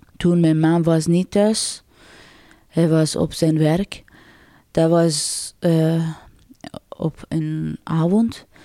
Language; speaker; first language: Dutch; non-native, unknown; Persian